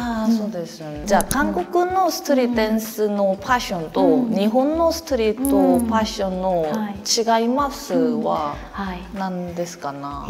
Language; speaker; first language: Japanese; non-native, learner; Korean